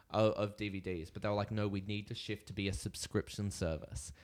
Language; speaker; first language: English; native; English